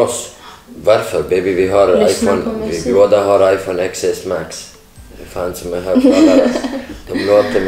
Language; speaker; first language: Swedish; non-native, learner; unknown